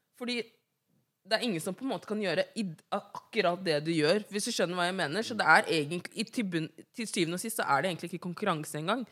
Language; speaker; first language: Norwegian; early bilingual, other home language; Wolof